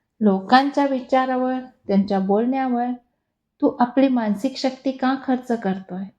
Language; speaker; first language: Marathi; non-native, local second language; Hindi